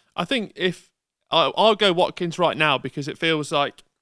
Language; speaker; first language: English; native; English